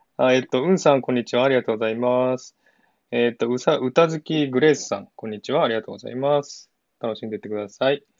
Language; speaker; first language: Japanese; native; Japanese